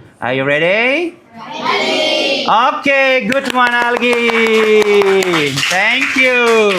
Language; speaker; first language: English; non-native, learner; Indonesian